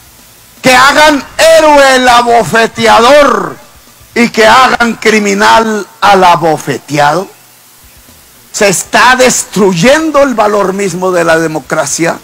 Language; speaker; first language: Spanish; native; Spanish